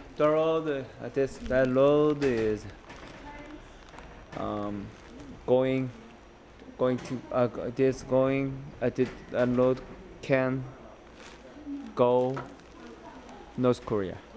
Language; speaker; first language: English; non-native, learner; Korean